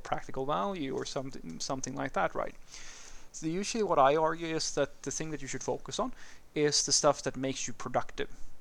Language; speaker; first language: English; non-native, fluent; Swedish